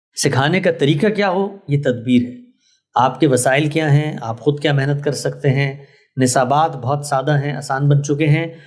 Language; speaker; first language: Urdu; native; Urdu